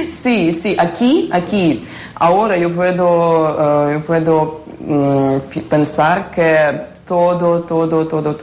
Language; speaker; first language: Spanish; non-native, learner; Ukrainian